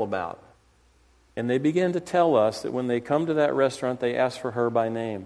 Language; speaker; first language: English; native; English